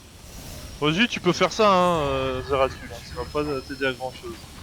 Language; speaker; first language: French; native; French